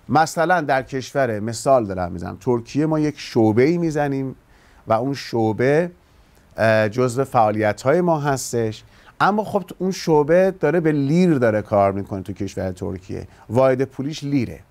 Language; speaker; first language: Persian; native; Persian